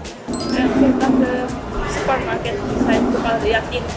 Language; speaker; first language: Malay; non-native, fluent; Korean